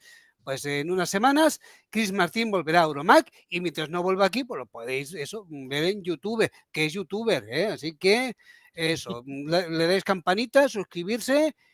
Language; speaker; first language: Spanish; native; Spanish